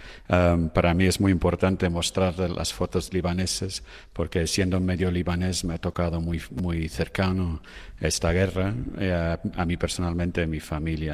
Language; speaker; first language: Spanish; non-native, fluent; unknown